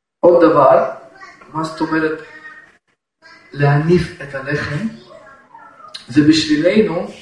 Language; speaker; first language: Hebrew; non-native, fluent; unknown